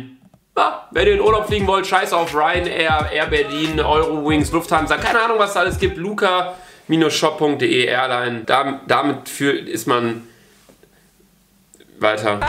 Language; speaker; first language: German; native; German